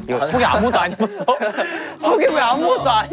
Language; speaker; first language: Korean; native; Korean